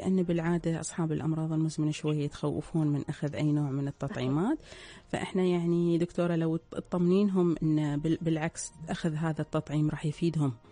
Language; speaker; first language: Arabic; native; Arabic